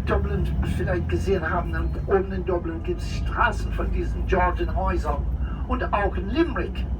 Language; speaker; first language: German; non-native, fluent; English